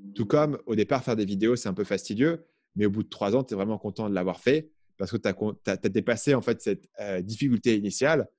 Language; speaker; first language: French; native; French